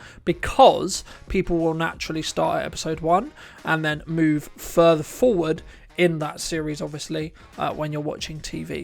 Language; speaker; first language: English; native; English